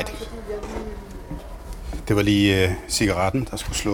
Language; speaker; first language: Danish; native; Danish